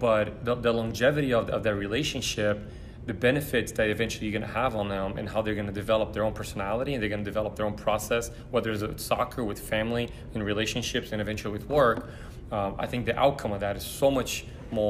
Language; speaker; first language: English; early bilingual, other home language; Portuguese